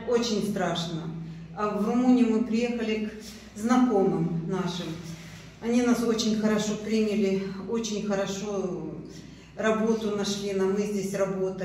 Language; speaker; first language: Russian; non-native, local second language; Ukrainian